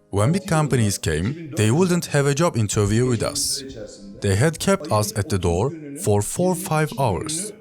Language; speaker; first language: English; non-native, fluent; Turkish